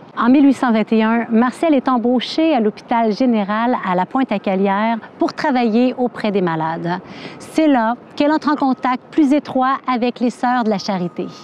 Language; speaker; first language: French; native; French